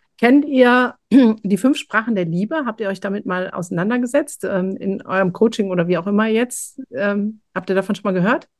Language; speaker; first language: German; native; German